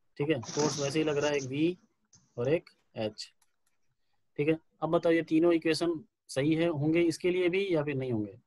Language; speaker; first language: Hindi; native; Hindi